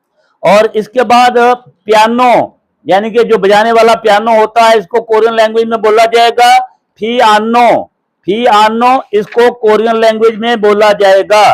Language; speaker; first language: Hindi; non-native, local second language; Punjabi